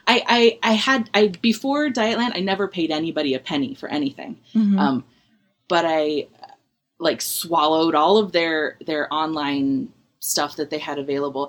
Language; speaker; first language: English; native; English